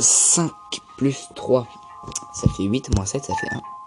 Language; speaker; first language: French; native; French